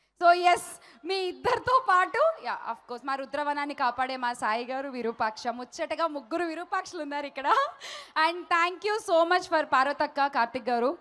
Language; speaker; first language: Telugu; native; Telugu